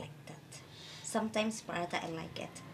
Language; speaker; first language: English; non-native, learner; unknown